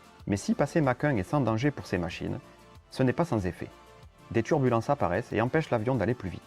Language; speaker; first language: French; native; French